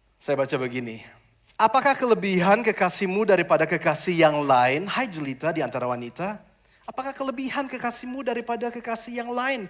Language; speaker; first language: Indonesian; non-native, fluent; German